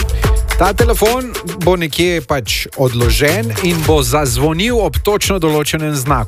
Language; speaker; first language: Slovenian; native; Slovenian